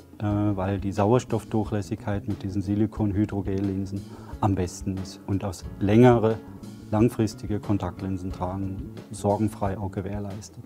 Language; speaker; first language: German; native; German